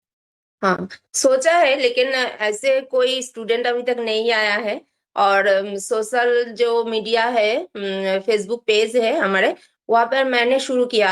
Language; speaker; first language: Hindi; non-native, local second language; Bangla